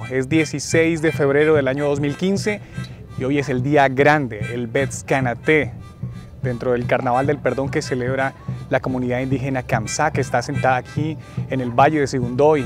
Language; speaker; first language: Spanish; native; Spanish